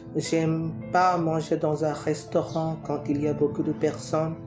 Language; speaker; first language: French; non-native, fluent; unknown